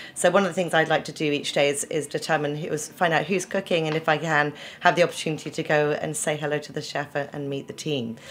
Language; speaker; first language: English; native; English